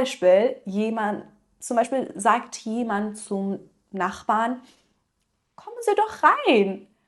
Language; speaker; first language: German; non-native, fluent; Persian